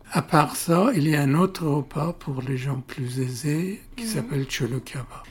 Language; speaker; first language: French; non-native, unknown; Persian